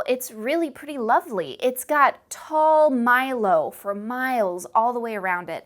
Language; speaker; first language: English; native; English